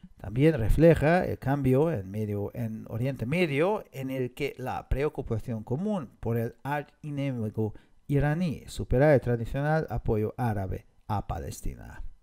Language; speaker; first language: Spanish; non-native, fluent; Hungarian